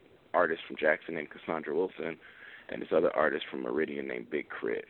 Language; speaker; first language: English; native; English